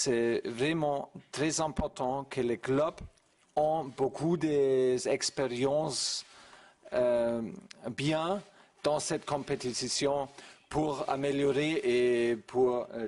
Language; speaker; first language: French; non-native, learner; German